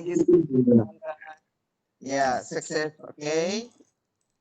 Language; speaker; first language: English; non-native, fluent; Indonesian